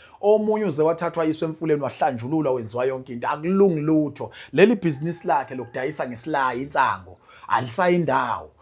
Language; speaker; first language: Zulu; native; Zulu